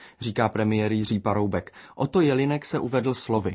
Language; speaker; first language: Czech; native; Czech